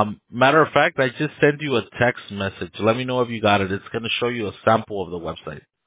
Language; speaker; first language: English; early bilingual, other home language; Spanish